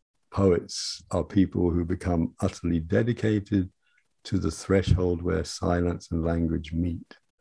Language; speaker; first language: English; native; English